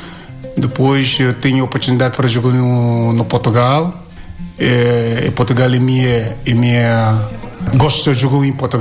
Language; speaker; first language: Portuguese; non-native, learner; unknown